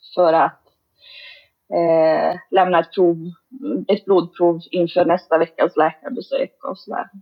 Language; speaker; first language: Swedish; native; Swedish